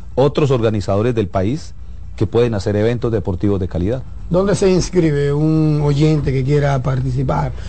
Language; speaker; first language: Spanish; native; Spanish